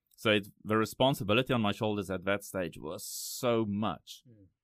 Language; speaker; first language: English; non-native, local second language; Afrikaans